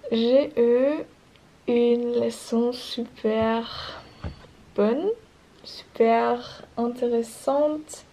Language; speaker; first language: French; non-native, learner; German